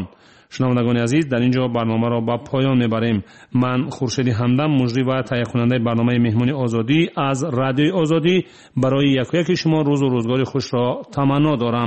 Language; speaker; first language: Persian; native; Persian